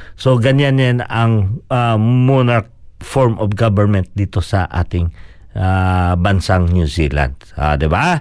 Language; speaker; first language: Filipino; non-native, local second language; Cebuano